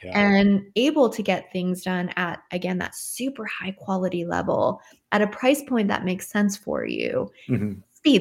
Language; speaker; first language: English; native; English